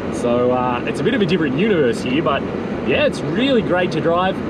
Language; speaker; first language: English; native; English